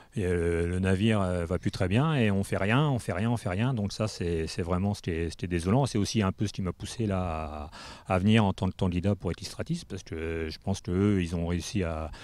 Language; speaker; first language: French; native; French